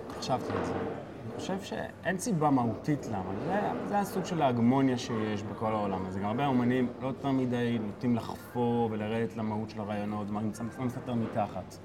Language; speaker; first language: Hebrew; native; Hebrew